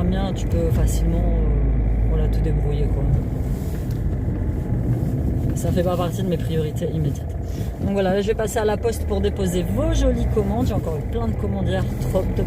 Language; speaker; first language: French; native; French